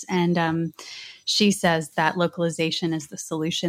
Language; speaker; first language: English; native; English